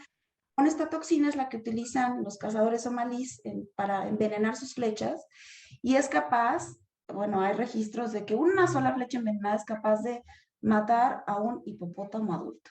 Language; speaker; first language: Spanish; native; Spanish